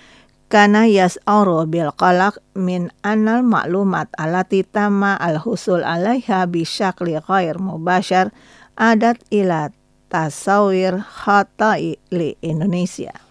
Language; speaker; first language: Arabic; non-native, fluent; Indonesian